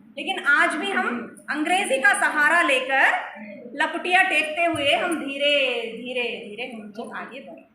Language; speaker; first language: Hindi; non-native, local second language; Telugu